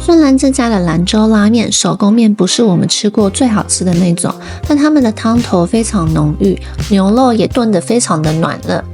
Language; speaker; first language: Chinese; native; Chinese